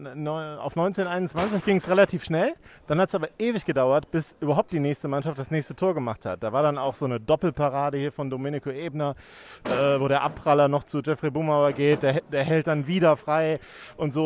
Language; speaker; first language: German; native; German